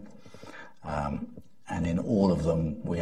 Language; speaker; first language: English; native; English